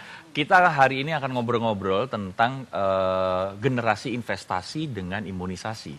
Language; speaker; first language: Indonesian; native; Indonesian